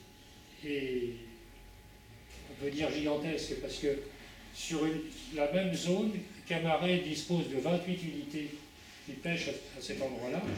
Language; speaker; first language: French; native; French